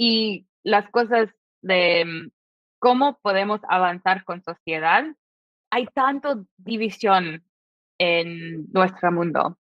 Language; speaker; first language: Spanish; non-native, fluent; English